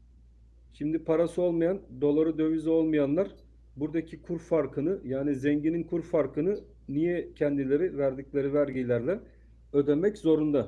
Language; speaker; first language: Turkish; native; Turkish